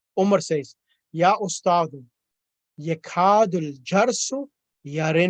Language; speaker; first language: Arabic; non-native, fluent; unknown